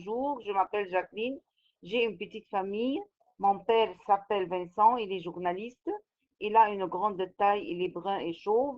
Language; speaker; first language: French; non-native, fluent; Arabic